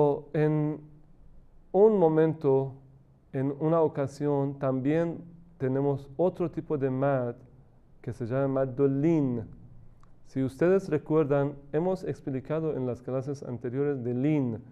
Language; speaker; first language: Spanish; non-native, fluent; Persian